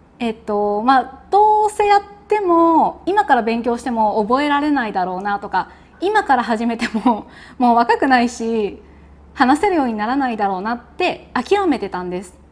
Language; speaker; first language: Japanese; native; Japanese